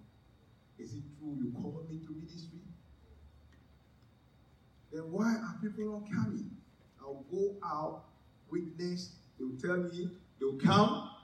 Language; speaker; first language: English; non-native, local second language; Ewe